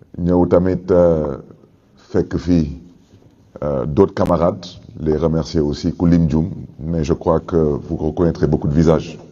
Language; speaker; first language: Wolof; native; Wolof